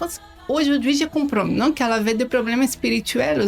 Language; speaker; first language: French; non-native, learner; Portuguese